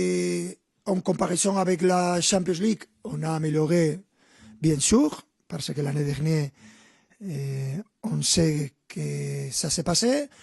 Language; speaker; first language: French; non-native, fluent; Spanish